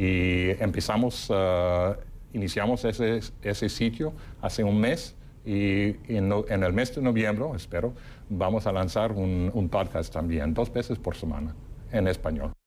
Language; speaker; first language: Spanish; non-native, fluent; English